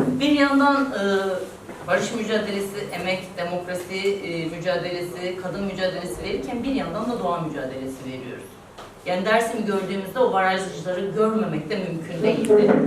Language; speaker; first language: Turkish; non-native, local second language; Kurdish